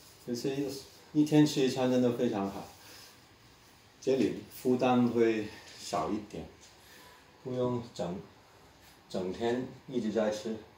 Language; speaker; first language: Chinese; non-native, local second language; Cantonese